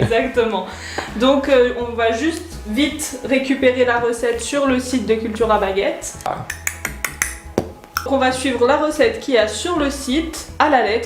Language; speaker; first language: French; native; French